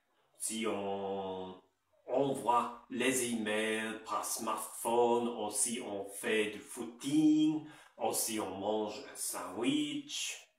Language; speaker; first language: French; non-native, learner; English